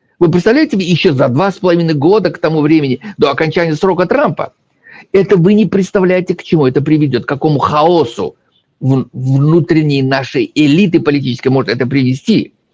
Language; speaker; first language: Russian; native; Russian